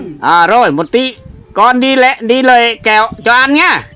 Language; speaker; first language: Vietnamese; non-native, local second language; Lao